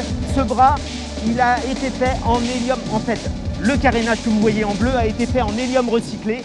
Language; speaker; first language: French; native; French